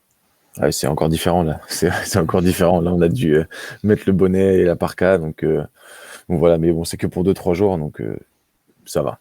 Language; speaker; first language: French; native; French